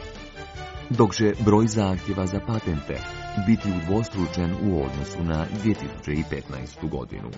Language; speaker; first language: Croatian; native; Croatian